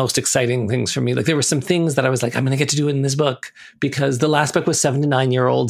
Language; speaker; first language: English; native; English